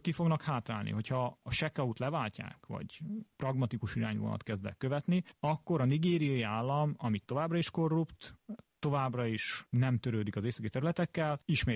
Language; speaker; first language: Hungarian; native; Hungarian